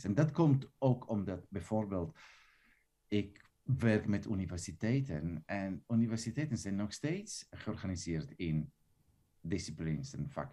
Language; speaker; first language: Dutch; non-native, fluent; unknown